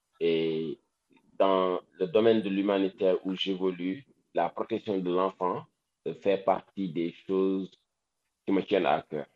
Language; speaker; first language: French; non-native, local second language; Wolof